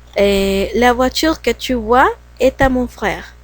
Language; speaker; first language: French; non-native, learner; Spanish